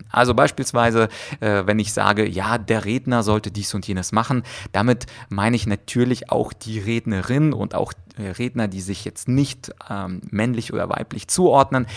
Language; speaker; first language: German; early bilingual, other home language; Russian